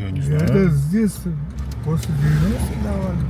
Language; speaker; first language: Russian; non-native, local second language; Uzbek